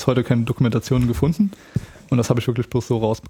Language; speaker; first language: German; native; German